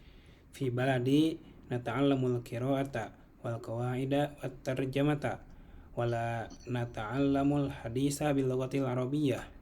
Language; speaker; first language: Arabic; non-native, learner; Indonesian